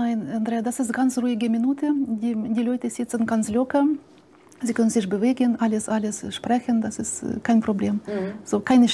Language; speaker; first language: German; non-native, learner; Ukrainian